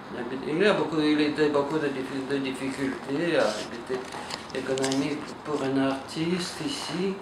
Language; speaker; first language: French; non-native, learner; Russian